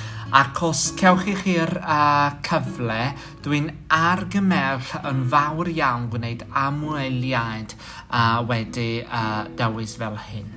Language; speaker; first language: Welsh; non-native, fluent; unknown